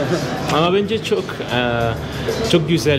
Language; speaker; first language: Turkish; non-native, fluent; Spanish